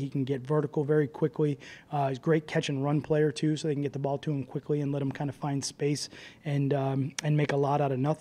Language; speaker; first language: English; native; English